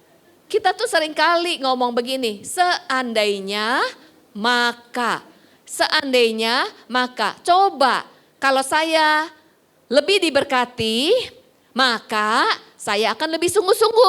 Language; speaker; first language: Indonesian; native; Indonesian